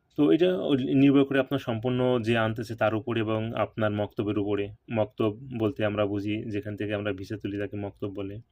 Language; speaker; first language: Bangla; native; Bangla